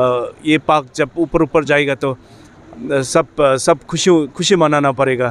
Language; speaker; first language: Hindi; non-native, learner; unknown